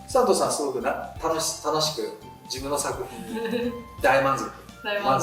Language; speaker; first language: Japanese; native; Japanese